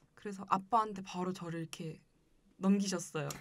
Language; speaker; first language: Korean; native; Korean